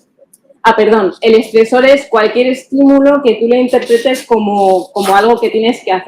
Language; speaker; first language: Spanish; native; Spanish